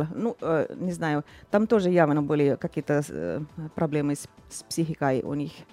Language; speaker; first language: Russian; non-native, fluent; Finnish